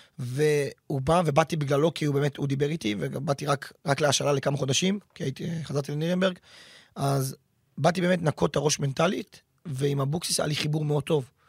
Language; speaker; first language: Hebrew; native; Hebrew